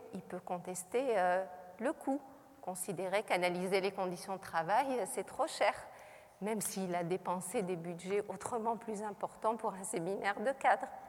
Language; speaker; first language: French; non-native, local second language; Arabic